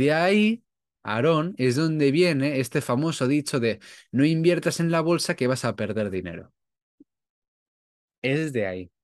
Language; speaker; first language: Spanish; native; Spanish